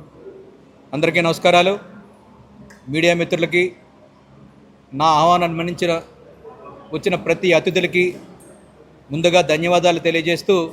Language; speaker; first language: Telugu; native; Telugu